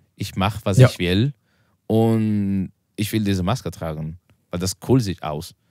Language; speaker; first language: German; non-native, learner; Spanish